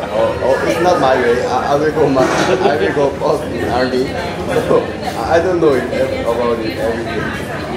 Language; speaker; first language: English; non-native, learner; Korean